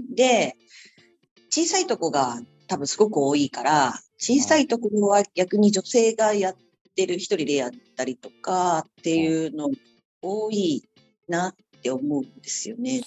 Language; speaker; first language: Japanese; native; Japanese